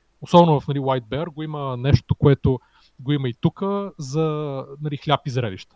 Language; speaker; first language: Bulgarian; native; Bulgarian